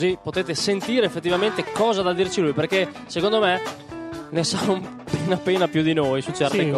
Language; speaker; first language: Italian; native; Italian